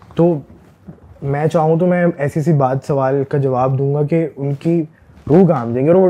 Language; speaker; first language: Urdu; early bilingual, heritage; Urdu